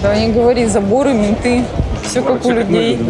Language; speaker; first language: Russian; native; Russian